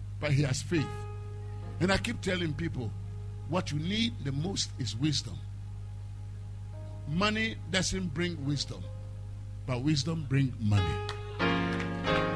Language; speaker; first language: English; non-native, local second language; Akan